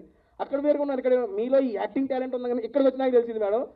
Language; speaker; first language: Telugu; native; Telugu